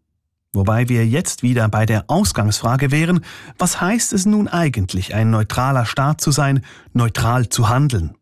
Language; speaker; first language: German; native; German